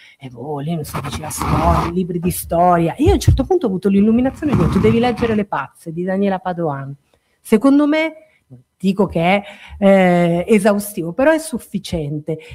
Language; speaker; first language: Italian; early bilingual, other home language; Spanish